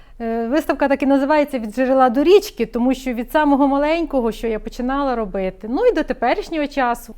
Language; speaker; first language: Ukrainian; native; Ukrainian